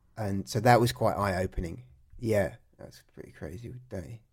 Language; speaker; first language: English; native; English